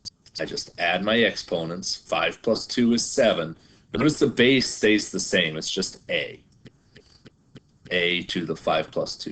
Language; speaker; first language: English; native; English